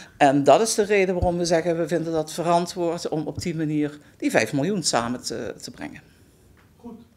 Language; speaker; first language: Dutch; native; Dutch